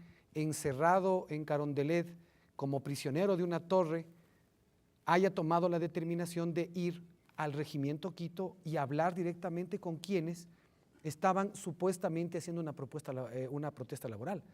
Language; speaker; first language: Spanish; native; Spanish